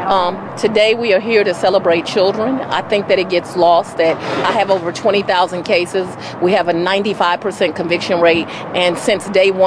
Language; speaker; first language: English; native; English